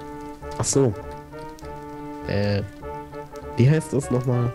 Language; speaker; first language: German; native; German